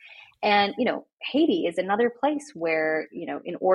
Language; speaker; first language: English; native; English